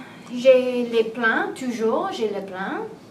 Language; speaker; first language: French; non-native, learner; English